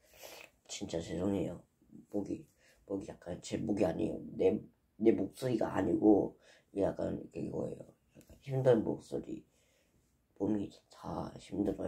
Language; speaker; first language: Korean; non-native, learner; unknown